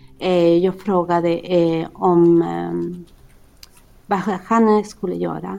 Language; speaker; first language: Swedish; non-native, fluent; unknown